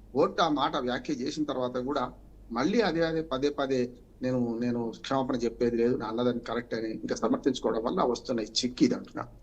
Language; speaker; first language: Telugu; native; Telugu